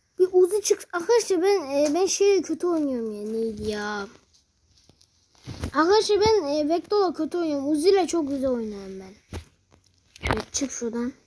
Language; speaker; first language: Turkish; native; Turkish